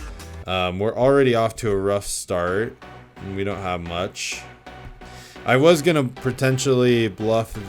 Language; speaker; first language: English; native; English